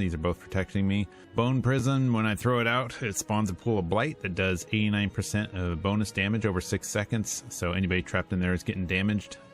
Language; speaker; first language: English; native; English